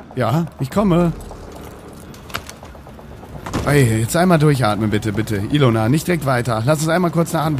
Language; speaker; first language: German; native; German